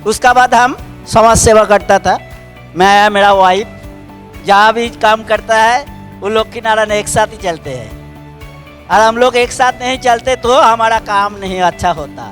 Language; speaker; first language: Hindi; non-native, local second language; Bangla